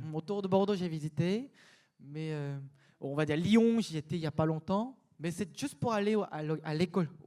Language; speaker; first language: French; non-native, fluent; Korean